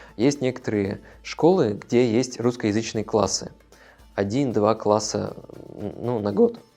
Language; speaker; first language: Russian; non-native, local second language; Tajik